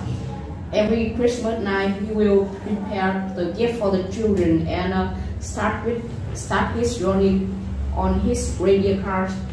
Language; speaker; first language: English; non-native, learner; Vietnamese